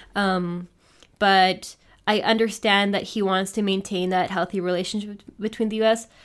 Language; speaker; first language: English; native; English